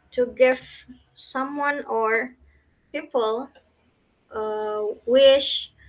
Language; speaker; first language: English; non-native, local second language; Indonesian